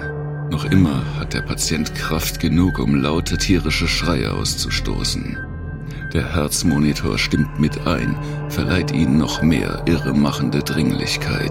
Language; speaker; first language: German; native; German